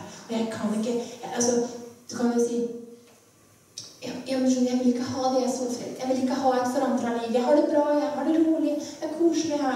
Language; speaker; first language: Norwegian; native; Norwegian